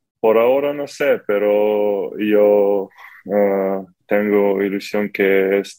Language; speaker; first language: Spanish; non-native, learner; Ukrainian